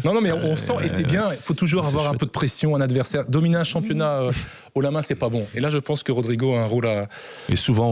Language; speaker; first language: French; native; French